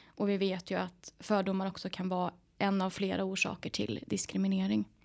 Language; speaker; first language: Swedish; native; Swedish